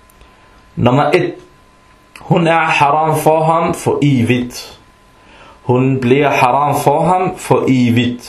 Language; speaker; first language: Danish; non-native, fluent; Arabic